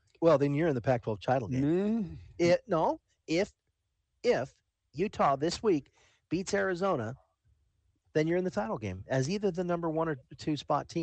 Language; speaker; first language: English; native; English